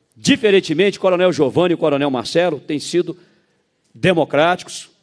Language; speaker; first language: Portuguese; native; Portuguese